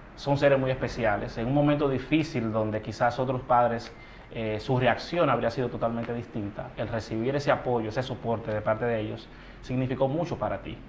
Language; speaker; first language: Spanish; native; Spanish